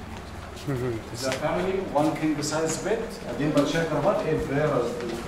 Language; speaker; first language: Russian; non-native, learner; Arabic